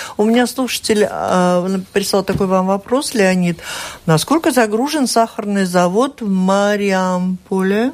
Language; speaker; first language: Russian; native; Russian